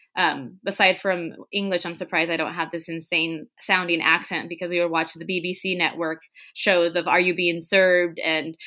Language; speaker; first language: English; non-native, fluent; Spanish